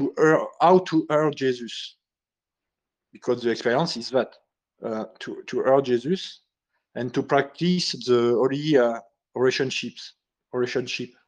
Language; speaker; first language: English; non-native, learner; French